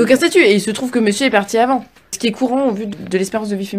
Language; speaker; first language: French; native; French